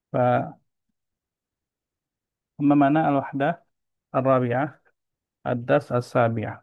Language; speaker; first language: Arabic; non-native, fluent; Indonesian